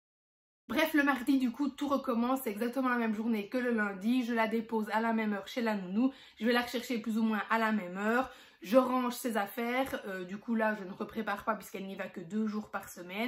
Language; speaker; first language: French; native; French